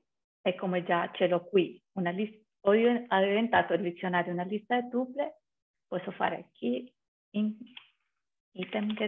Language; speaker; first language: Italian; non-native, fluent; Spanish